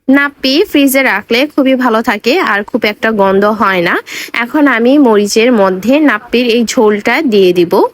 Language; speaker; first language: Bangla; non-native, local second language; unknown